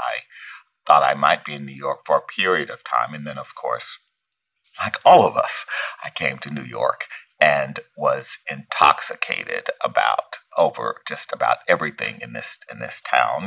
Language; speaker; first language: English; native; English